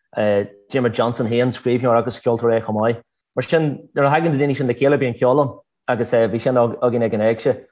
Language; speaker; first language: Irish; native; Irish